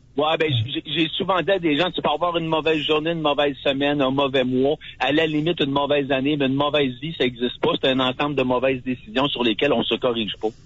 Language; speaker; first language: French; native; French